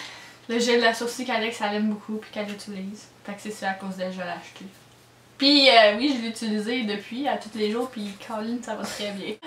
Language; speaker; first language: French; native; French